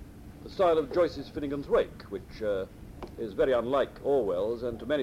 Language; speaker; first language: English; native; English